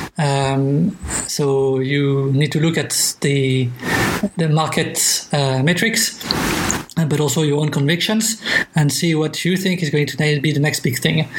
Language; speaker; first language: English; non-native, fluent; French